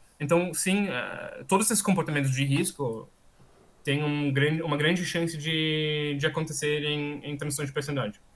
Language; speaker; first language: Portuguese; non-native, fluent; German